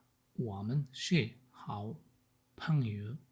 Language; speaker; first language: Chinese; non-native, learner; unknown